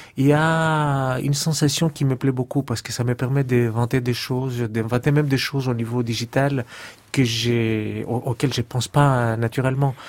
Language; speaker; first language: French; non-native, fluent; Greek